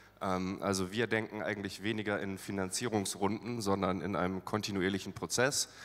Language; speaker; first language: German; native; German